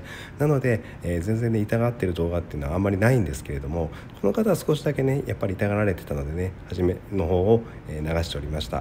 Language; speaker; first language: Japanese; native; Japanese